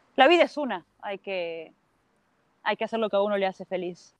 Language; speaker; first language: Spanish; native; Spanish